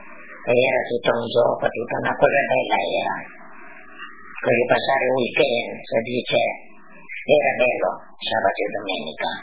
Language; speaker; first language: Italian; non-native, local second language; Friulian